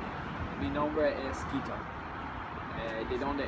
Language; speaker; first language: Spanish; non-native, learner; English